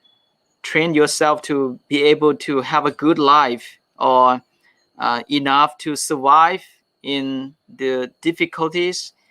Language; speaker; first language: English; non-native, fluent; Thai